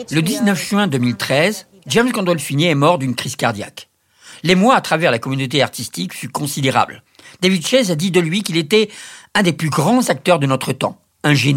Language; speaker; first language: French; native; French